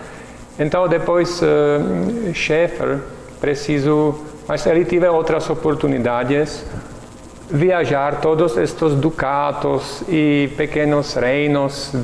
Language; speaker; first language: Portuguese; non-native, learner; Czech